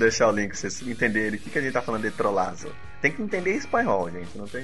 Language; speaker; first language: Portuguese; native; Portuguese